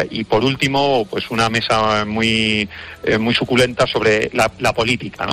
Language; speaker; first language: Spanish; native; Spanish